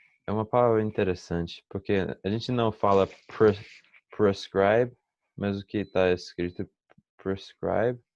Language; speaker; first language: Portuguese; non-native, fluent; English